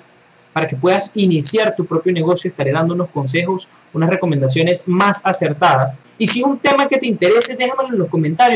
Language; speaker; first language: Spanish; native; Spanish